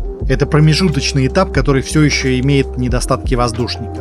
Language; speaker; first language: Russian; native; Russian